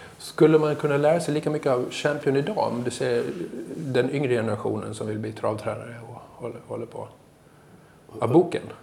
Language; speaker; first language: Swedish; native; Swedish